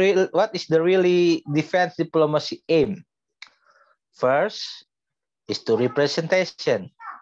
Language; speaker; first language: English; non-native, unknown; Indonesian